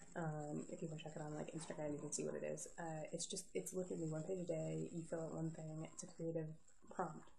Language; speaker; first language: English; native; English